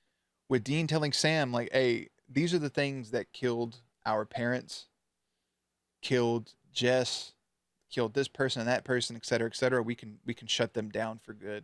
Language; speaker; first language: English; native; English